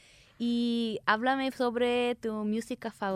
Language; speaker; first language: Spanish; early bilingual, heritage; Spanish